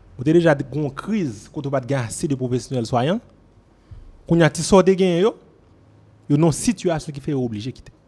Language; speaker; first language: French; non-native, local second language; Haitian Creole